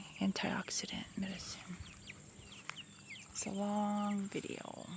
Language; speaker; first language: English; native; English